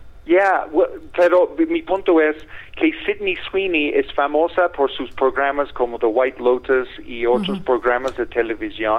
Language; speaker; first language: Spanish; non-native, fluent; English